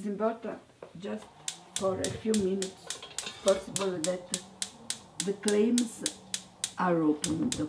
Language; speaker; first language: English; non-native, learner; Italian